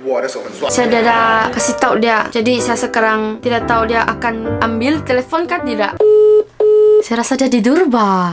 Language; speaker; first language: Indonesian; non-native, local second language; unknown